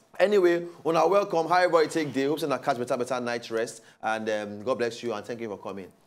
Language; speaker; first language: Nigerian Pidgin; native; Nigerian Pidgin